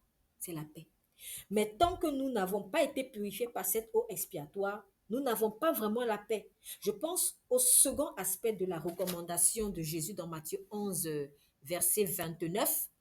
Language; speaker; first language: French; native; French